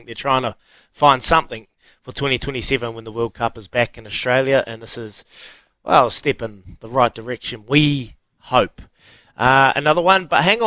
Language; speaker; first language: English; native; English